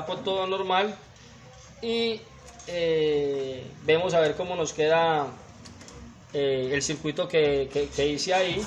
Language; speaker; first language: Spanish; native; Spanish